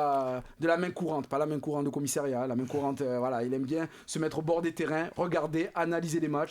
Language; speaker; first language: French; native; French